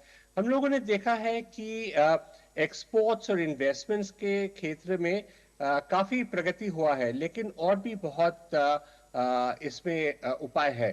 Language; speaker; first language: Hindi; native; Hindi